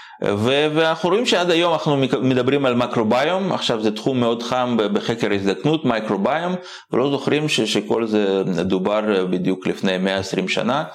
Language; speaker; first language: Hebrew; non-native, fluent; Russian